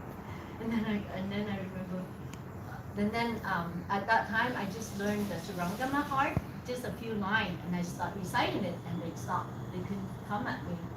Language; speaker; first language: English; non-native, learner; Vietnamese